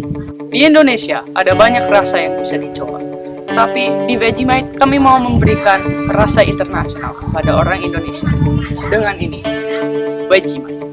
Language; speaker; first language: Indonesian; non-native, fluent; English